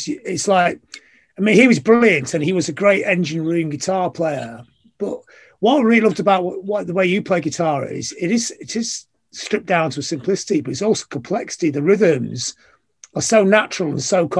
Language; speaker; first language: English; native; English